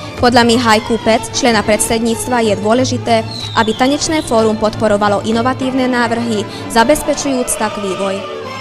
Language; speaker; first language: Slovak; non-native, local second language; Hungarian